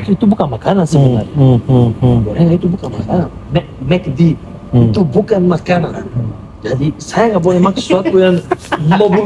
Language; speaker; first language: Indonesian; non-native, fluent; Serbian